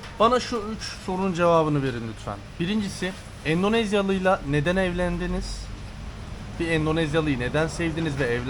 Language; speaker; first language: Turkish; native; Turkish